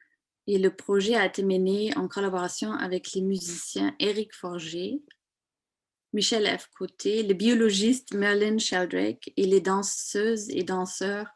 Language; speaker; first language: French; non-native, fluent; German